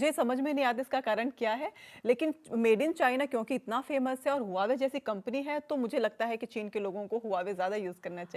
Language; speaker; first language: Hindi; native; Hindi